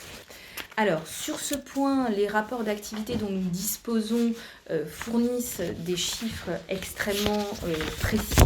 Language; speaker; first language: French; native; French